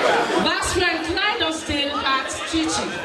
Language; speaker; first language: German; non-native, fluent; Igbo